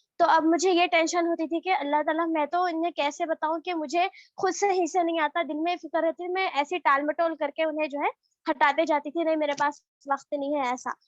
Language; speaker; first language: Urdu; native; Urdu